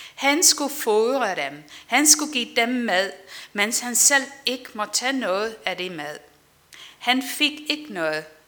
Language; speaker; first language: Danish; non-native, fluent; Dutch